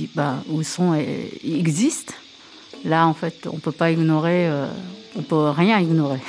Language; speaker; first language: French; non-native, fluent; Japanese